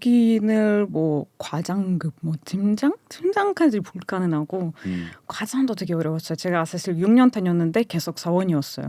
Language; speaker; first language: Korean; non-native, fluent; Russian